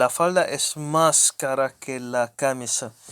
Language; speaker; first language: Spanish; non-native, learner; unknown